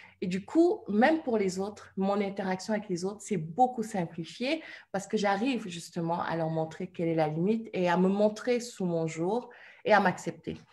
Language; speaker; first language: French; non-native, local second language; Wolof